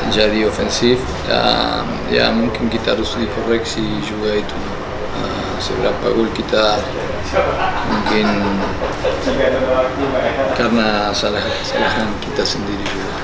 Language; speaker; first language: Indonesian; non-native, fluent; Spanish